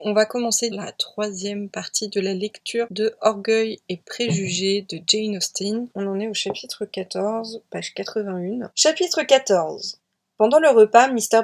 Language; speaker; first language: French; native; French